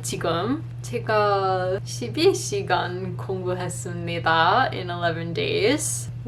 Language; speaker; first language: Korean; non-native, learner; English